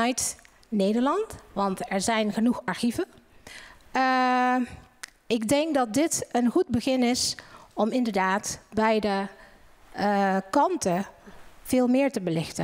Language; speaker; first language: Dutch; non-native, fluent; Indonesian